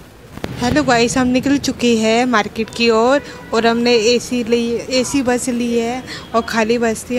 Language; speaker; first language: Hindi; native; Hindi